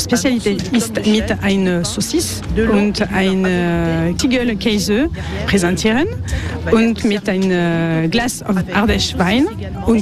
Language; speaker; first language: German; non-native, learner; French